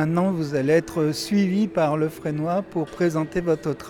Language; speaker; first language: French; native; French